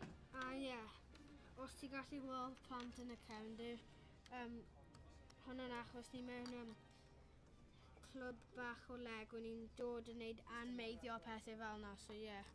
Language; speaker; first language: Welsh; non-native, local second language; English